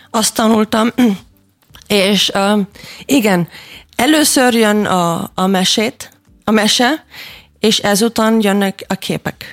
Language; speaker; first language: Hungarian; non-native, learner; German